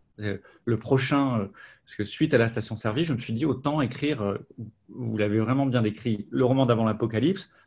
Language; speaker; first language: French; native; French